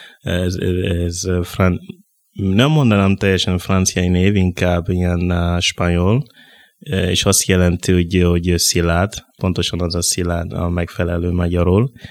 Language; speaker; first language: Hungarian; non-native, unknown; Mossi